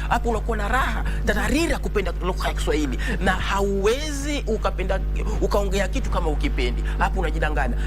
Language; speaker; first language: Swahili; native; Swahili